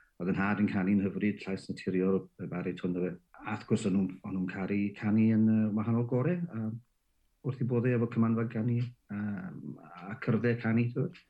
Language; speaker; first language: Welsh; native; Welsh